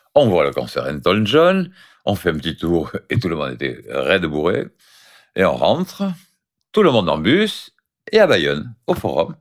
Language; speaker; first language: French; native; French